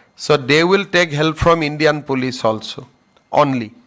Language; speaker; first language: English; non-native, local second language; Assamese